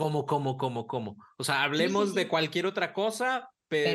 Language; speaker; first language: Spanish; native; Spanish